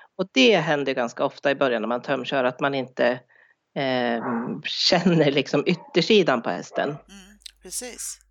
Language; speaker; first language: Swedish; native; Swedish